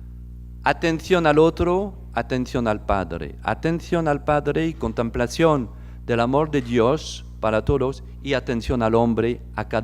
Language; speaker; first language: Spanish; non-native, fluent; French